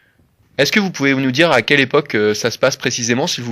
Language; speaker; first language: French; native; French